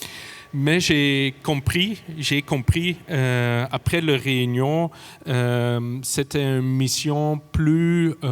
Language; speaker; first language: French; non-native, fluent; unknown